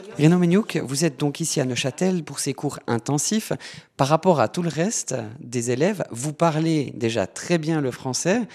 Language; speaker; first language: French; native; French